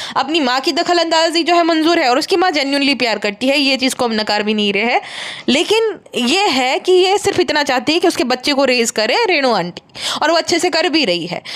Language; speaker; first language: Hindi; native; Hindi